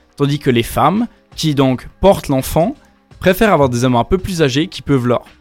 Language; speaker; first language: French; native; French